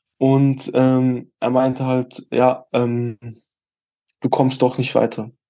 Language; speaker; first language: German; early bilingual, other home language; Albanian